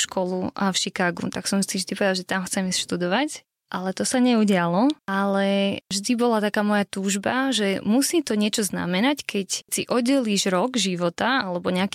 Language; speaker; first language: Slovak; native; Slovak